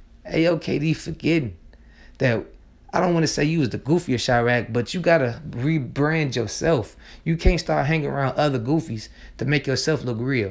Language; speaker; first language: English; native; English